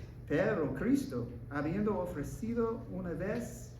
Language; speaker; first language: Spanish; non-native, learner; English